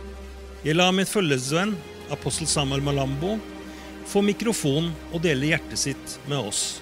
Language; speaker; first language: Norwegian; native; Norwegian